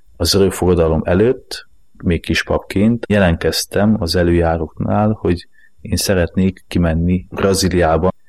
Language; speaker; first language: Hungarian; native; Hungarian